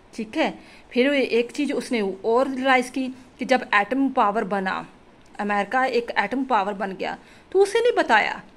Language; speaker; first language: Hindi; non-native, local second language; Punjabi